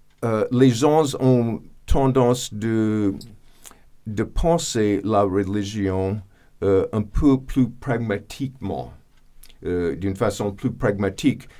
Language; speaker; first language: French; non-native, fluent; English